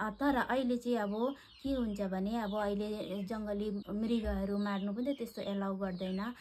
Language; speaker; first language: Nepali; non-native, local second language; Eastern Tamang